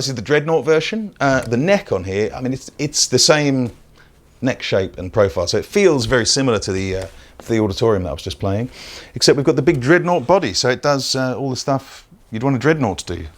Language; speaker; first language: English; native; English